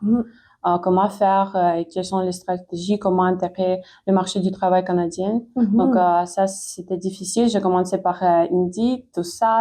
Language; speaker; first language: French; non-native, fluent; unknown